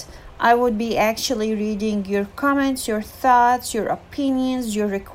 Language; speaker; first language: English; non-native, fluent; Arabic